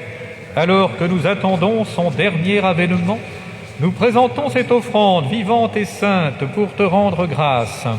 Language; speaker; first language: French; native; French